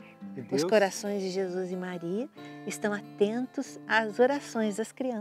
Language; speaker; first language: Portuguese; native; Portuguese